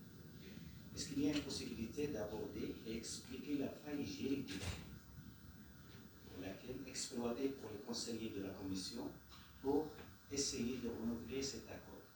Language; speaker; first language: French; non-native, learner; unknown